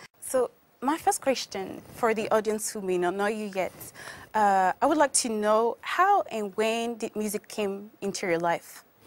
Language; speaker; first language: English; non-native, fluent; French